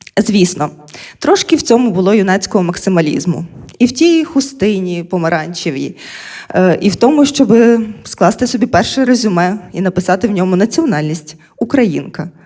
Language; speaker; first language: Ukrainian; non-native, local second language; Russian